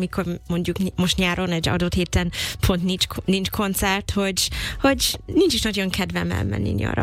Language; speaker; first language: Hungarian; non-native, fluent; English